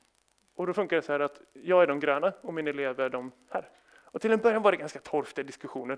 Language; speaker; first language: Swedish; native; Swedish